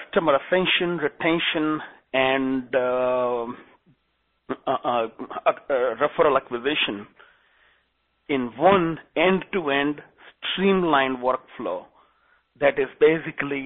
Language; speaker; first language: English; non-native, local second language; Gujarati